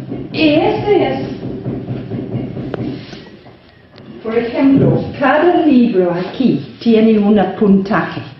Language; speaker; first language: Spanish; non-native, fluent; English